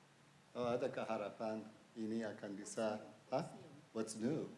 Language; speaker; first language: Indonesian; non-native, fluent; English